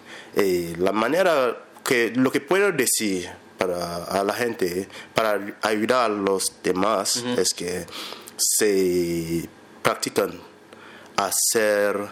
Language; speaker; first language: Spanish; non-native, learner; English